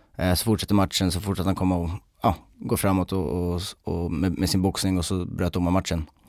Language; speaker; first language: Swedish; native; Swedish